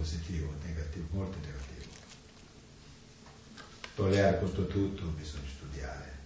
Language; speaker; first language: Italian; non-native, learner; Tibetan